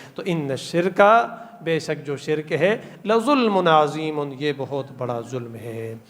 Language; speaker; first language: Urdu; non-native, local second language; Pashto